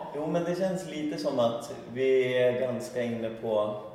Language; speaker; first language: Swedish; native; Swedish